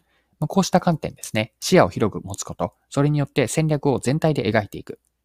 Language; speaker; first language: Japanese; native; Japanese